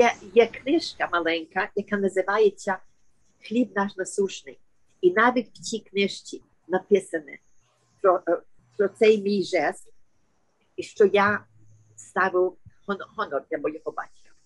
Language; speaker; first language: Ukrainian; early bilingual, heritage; Ukrainian